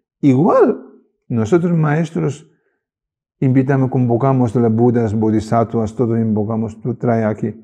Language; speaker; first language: Spanish; non-native, learner; Tibetan